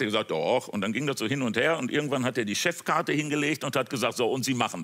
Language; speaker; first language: German; native; German